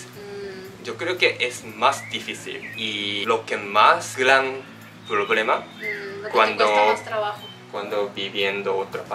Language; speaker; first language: Spanish; non-native, learner; Japanese